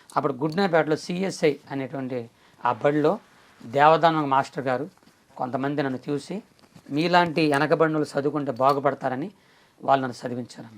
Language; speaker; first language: Telugu; non-native, local second language; Koya